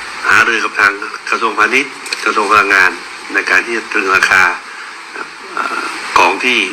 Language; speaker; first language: Thai; native; Thai